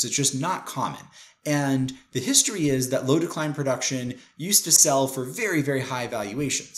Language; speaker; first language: English; native; English